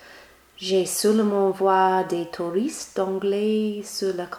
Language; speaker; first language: French; non-native, learner; English